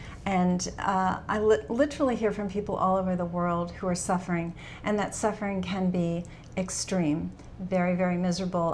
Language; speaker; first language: English; native; English